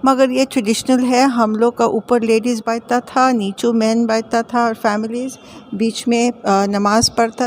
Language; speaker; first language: Hindi; non-native, local second language; English